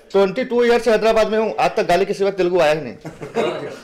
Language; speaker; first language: Hindi; native; Hindi